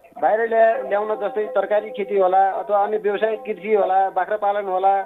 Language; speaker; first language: Nepali; native; Nepali